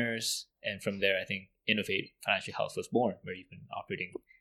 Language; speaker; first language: English; native; English